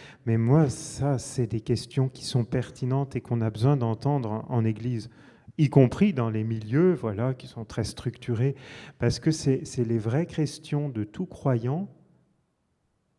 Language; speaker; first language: French; native; French